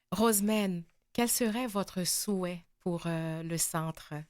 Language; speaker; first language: French; native; French